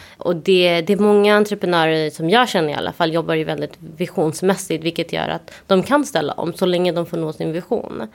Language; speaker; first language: Swedish; early bilingual, other home language; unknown